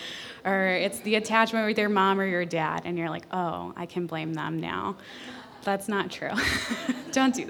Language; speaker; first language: English; native; English